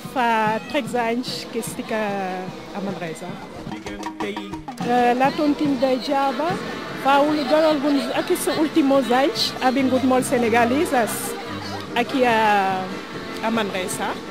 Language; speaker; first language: Catalan; non-native, learner; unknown